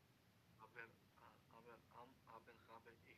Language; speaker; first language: German; non-native, learner; Macedonian